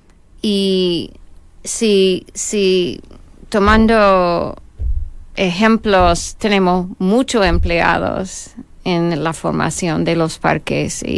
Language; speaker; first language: Spanish; non-native, fluent; English